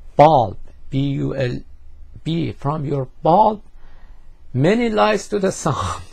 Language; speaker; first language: English; non-native, fluent; Persian